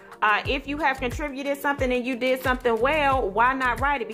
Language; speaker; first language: English; native; English